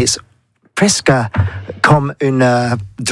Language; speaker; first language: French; non-native, learner; English